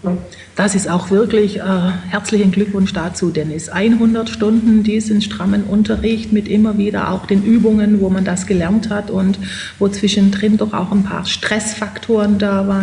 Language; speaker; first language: German; native; German